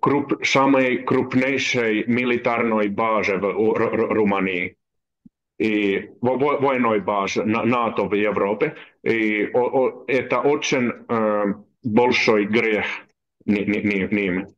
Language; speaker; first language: Russian; non-native, learner; Finnish